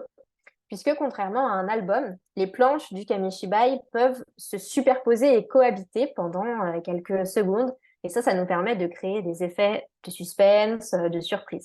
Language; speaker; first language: French; native; French